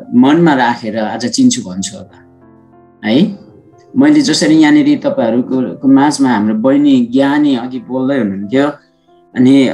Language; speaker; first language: Nepali; non-native, local second language; Sherpa